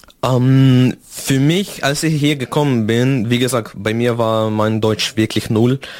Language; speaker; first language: German; non-native, fluent; Russian